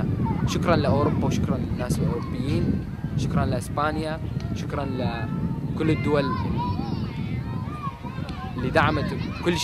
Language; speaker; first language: Arabic; native; Arabic